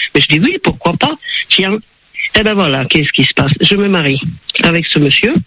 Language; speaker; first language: French; non-native, fluent; Slovak